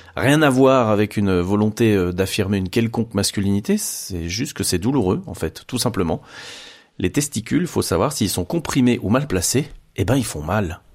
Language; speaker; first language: French; native; French